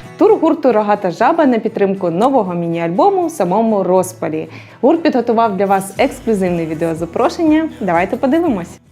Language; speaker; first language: Ukrainian; native; Ukrainian